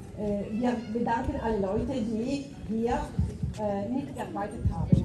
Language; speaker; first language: German; non-native, fluent; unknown